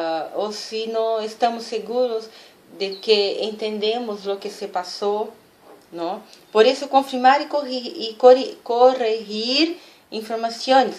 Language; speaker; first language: Spanish; non-native, fluent; Portuguese